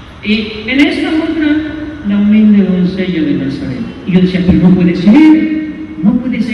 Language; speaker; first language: Spanish; native; Spanish